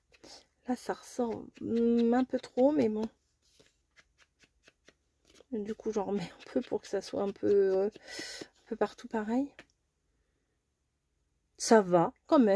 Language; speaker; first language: French; native; French